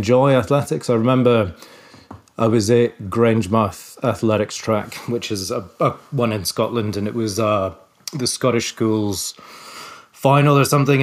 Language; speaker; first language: English; native; English